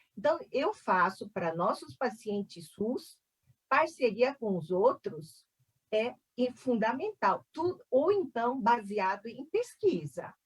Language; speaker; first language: Portuguese; non-native, fluent; Korean